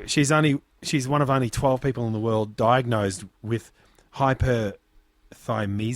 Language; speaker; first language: English; native; English